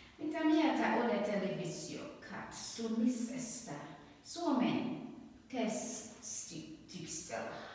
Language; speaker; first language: Finnish; non-native, learner; Akan